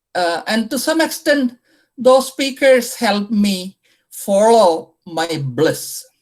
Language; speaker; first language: English; non-native, local second language; Malayalam